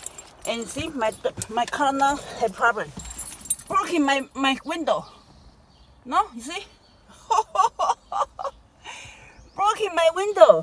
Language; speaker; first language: English; non-native, learner; Chinese